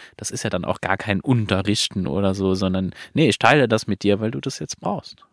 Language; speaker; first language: German; non-native, fluent; Luxembourgish